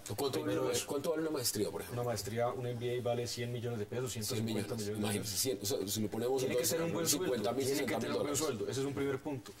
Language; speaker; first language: Spanish; native; Spanish